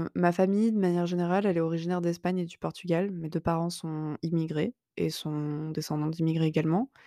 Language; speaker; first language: French; native; French